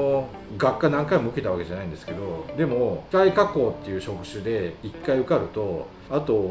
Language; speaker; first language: Japanese; native; Japanese